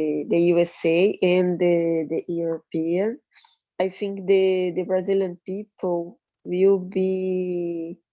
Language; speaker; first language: English; non-native, learner; Portuguese